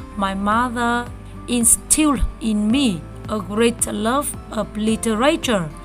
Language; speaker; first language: English; non-native, learner; Vietnamese